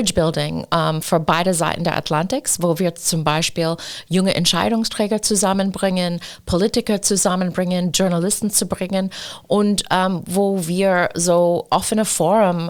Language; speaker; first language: German; non-native, fluent; English